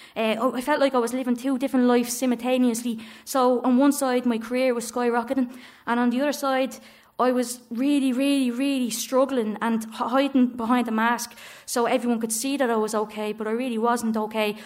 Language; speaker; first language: English; native; English